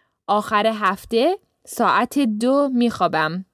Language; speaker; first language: Persian; native; Persian